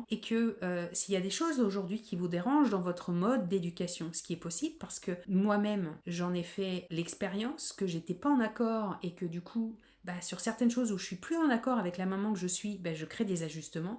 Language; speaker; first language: French; native; French